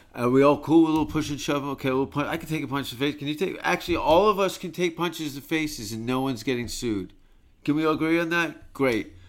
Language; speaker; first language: English; native; English